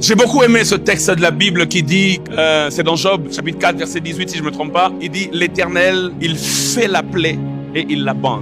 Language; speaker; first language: French; non-native, local second language; Lingala